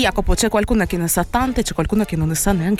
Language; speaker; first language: Italian; native; Italian